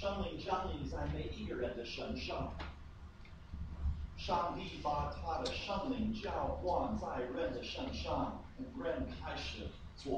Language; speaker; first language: Chinese; non-native, fluent; English